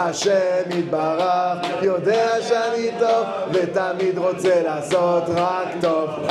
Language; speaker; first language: Hebrew; non-native, fluent; French